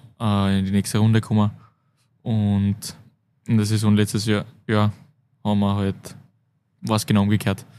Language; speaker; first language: German; native; German